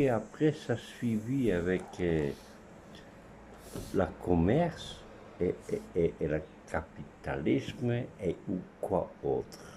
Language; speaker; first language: French; non-native, fluent; Dutch